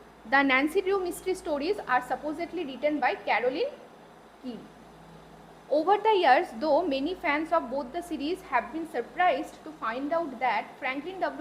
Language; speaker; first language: English; non-native, local second language; Bangla